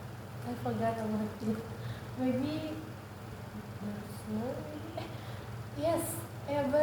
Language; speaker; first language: English; non-native, learner; Indonesian